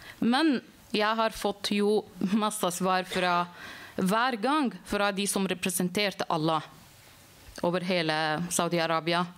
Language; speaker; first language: Norwegian; non-native, fluent; Arabic